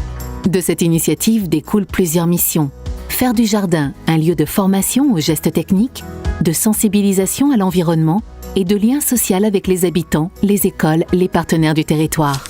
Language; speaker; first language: French; native; French